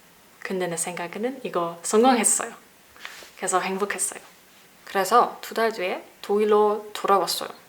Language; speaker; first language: Korean; non-native, learner; German